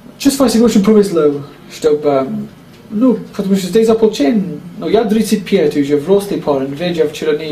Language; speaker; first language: Russian; non-native, learner; English